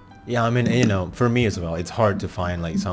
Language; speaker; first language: English; non-native, fluent; Indonesian